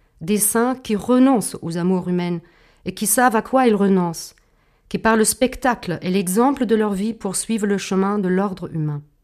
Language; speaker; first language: French; non-native, fluent; German